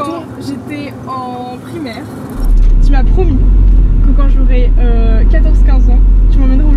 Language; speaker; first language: French; native; French